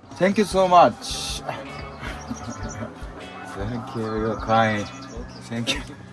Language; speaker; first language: English; non-native, learner; Japanese